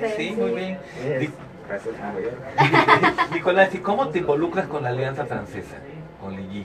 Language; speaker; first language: Spanish; native; Spanish